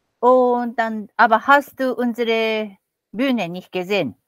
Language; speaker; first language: German; non-native, fluent; Japanese